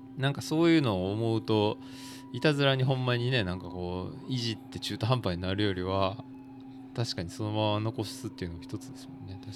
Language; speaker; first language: Japanese; native; Japanese